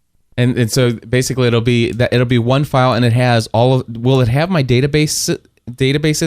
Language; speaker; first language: English; native; English